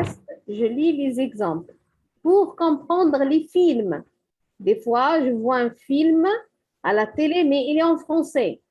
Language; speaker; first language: French; non-native, fluent; Arabic